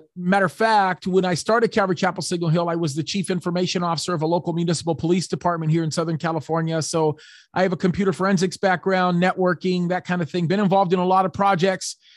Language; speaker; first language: English; early bilingual, other home language; Arabic